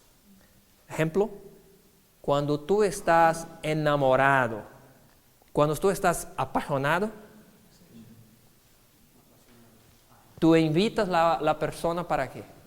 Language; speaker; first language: Spanish; non-native, fluent; Portuguese